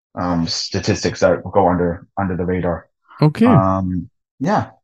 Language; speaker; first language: English; native; English